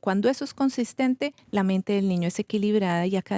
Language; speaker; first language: Spanish; native; Spanish